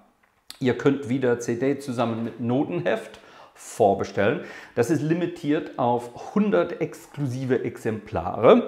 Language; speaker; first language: German; non-native, fluent; English